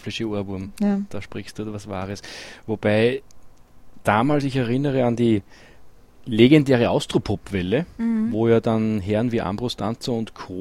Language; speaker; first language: German; native; German